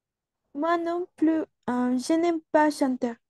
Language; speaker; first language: French; non-native, learner; Spanish